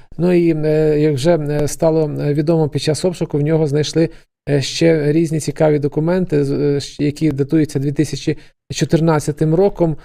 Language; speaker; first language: Ukrainian; native; Ukrainian